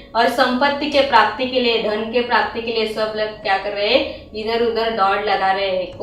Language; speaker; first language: Hindi; non-native, local second language; Marathi